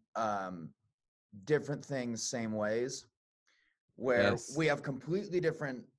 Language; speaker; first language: English; native; English